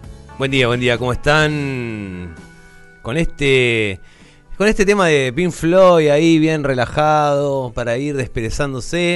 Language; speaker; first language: Spanish; native; Spanish